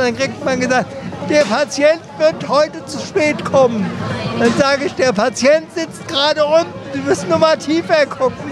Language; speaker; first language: German; native; German